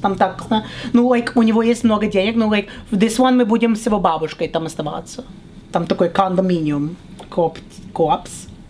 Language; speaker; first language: Russian; early bilingual, other home language; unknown